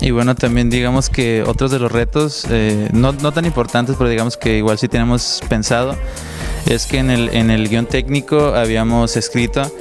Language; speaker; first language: Spanish; native; Spanish